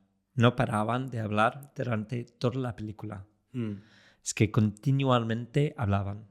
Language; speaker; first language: Spanish; non-native, fluent; English